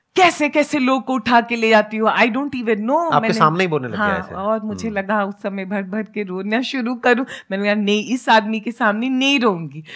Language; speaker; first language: Hindi; native; Hindi